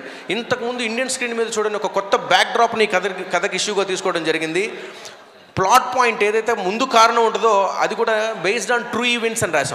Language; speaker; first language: Telugu; native; Telugu